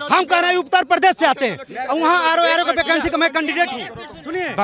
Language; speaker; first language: Hindi; native; Hindi